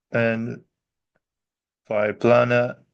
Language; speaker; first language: Dutch; non-native, learner; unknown